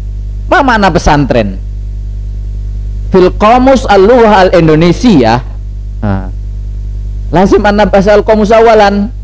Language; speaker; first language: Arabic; non-native, fluent; Indonesian